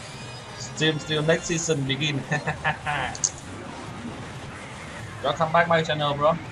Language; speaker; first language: English; non-native, learner; Vietnamese